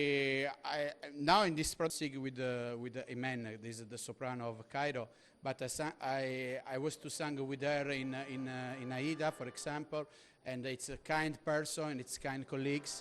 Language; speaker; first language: English; non-native, learner; Italian